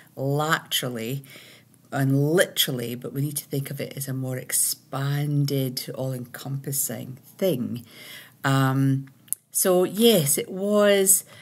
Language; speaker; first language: English; native; English